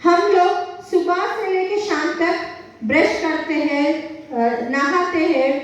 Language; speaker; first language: Hindi; non-native, local second language; Telugu